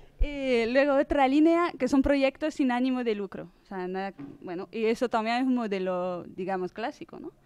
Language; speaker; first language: Spanish; non-native, fluent; French